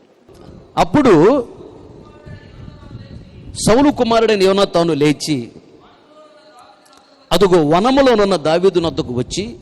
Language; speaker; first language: Telugu; native; Telugu